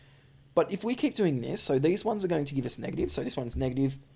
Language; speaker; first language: English; native; English